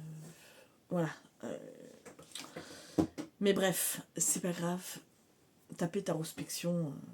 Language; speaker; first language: French; native; French